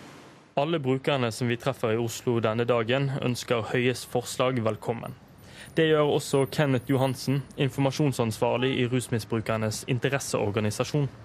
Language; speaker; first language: Norwegian; native; Norwegian